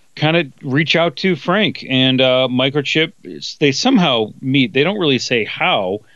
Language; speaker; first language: English; native; English